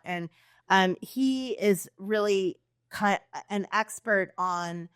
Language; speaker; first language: English; native; English